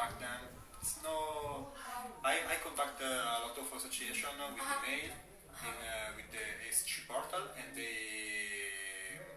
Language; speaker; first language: English; non-native, learner; Italian